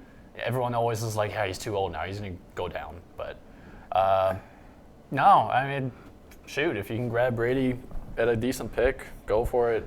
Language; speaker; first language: English; native; English